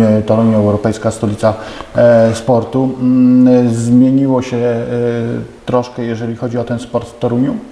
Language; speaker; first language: Polish; native; Polish